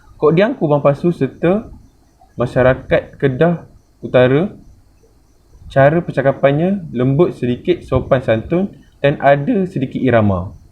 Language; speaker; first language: Malay; native; Malay